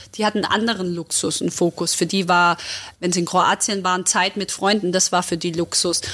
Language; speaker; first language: German; early bilingual, other home language; Croatian